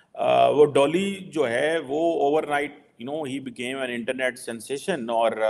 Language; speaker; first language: Urdu; native; Urdu